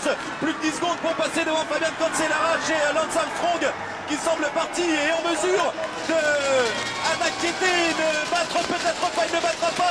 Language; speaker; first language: French; native; French